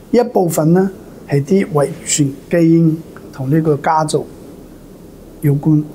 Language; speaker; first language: Cantonese; non-native, fluent; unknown